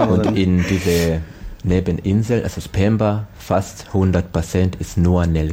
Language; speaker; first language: German; non-native, learner; Swahili